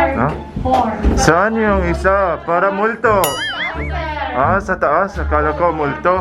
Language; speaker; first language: Filipino; non-native, learner; Arabic